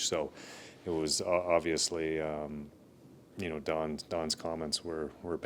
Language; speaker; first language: English; native; English